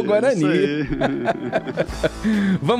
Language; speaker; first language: Portuguese; native; Portuguese